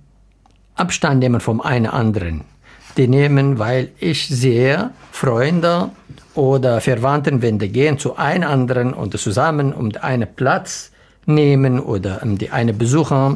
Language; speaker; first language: German; non-native, learner; Arabic